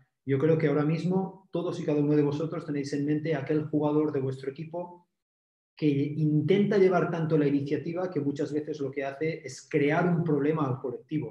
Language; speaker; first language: Spanish; native; Spanish